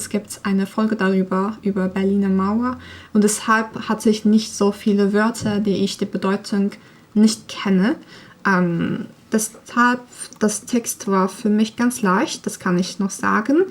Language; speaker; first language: German; non-native, learner; Turkish